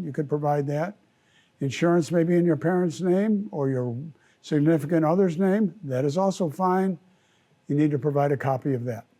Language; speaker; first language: English; native; English